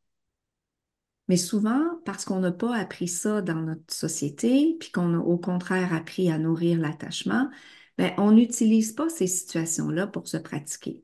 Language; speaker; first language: French; native; French